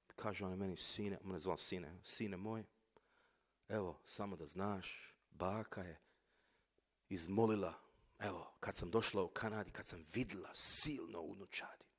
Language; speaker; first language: Croatian; early bilingual, heritage; Croatian